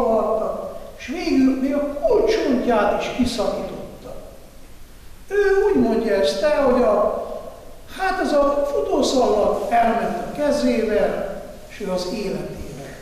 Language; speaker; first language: Hungarian; non-native, fluent; Italian